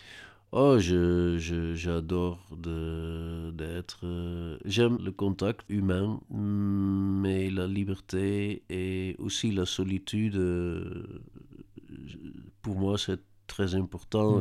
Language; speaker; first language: French; non-native, learner; Dutch